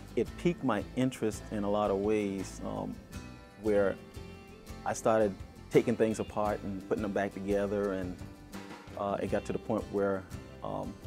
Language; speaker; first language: English; native; English